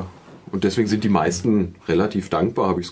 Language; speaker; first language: German; native; German